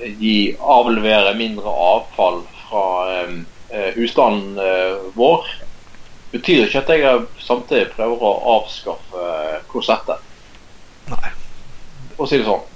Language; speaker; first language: Norwegian; native; Norwegian